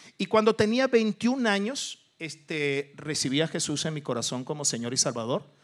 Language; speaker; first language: Spanish; early bilingual, other home language; Portuguese